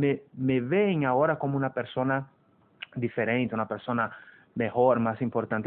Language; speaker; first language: Spanish; non-native, fluent; Portuguese